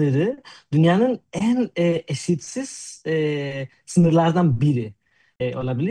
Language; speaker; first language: Turkish; non-native, fluent; Spanish